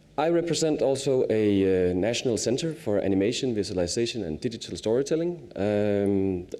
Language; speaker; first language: English; non-native, fluent; Danish